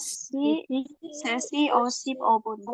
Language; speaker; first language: Korean; non-native, learner; Indonesian